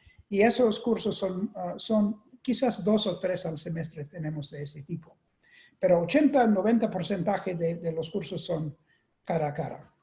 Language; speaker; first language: Spanish; non-native, fluent; English